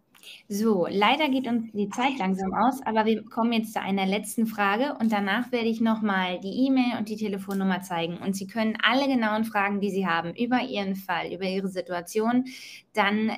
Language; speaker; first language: German; native; German